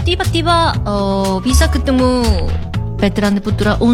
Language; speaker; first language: Indonesian; non-native, learner; Korean